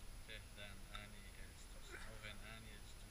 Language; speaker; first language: Finnish; non-native, fluent; Central Kurdish